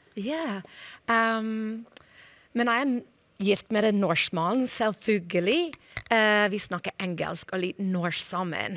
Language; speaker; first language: Norwegian; non-native, learner; English